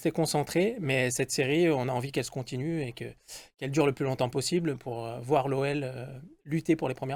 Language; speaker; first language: French; native; French